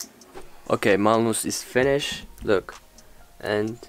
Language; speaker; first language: English; non-native, learner; Turkish